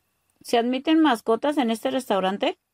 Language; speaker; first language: Spanish; native; Spanish